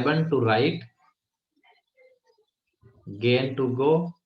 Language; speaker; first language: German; non-native, fluent; Hindi